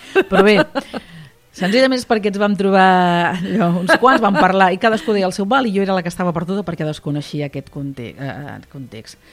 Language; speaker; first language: Catalan; native; Catalan